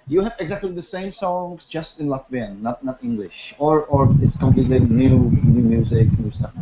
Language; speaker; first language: English; non-native, fluent; Czech